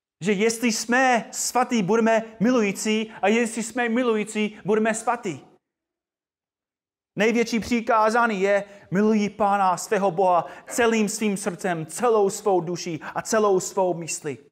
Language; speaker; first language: Czech; non-native, fluent; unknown